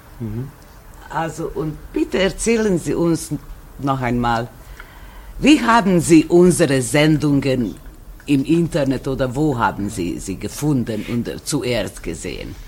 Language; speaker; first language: German; non-native, local second language; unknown